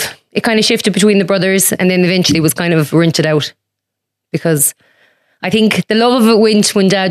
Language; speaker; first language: English; native; English